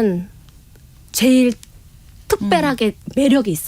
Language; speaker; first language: Korean; non-native, fluent; Vietnamese